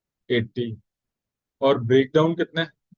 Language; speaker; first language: Hindi; native; Hindi